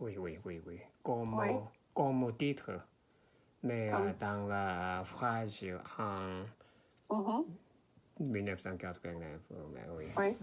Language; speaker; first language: French; non-native, learner; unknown